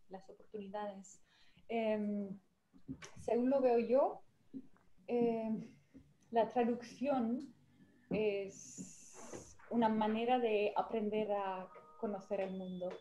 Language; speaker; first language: Spanish; non-native, fluent; Finnish